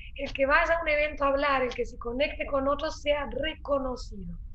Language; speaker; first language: Spanish; native; Spanish